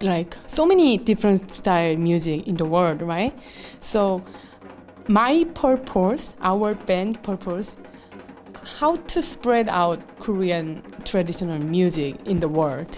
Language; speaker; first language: English; non-native, learner; Korean